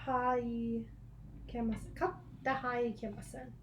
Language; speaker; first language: Japanese; non-native, learner; English